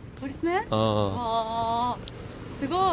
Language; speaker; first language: Korean; non-native, learner; Japanese